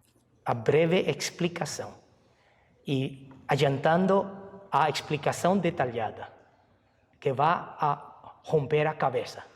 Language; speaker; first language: Portuguese; non-native, fluent; Chinese